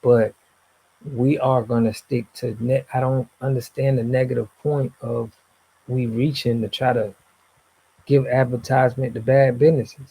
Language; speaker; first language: English; native; English